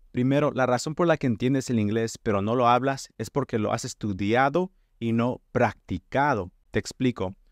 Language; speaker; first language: Spanish; non-native, fluent; English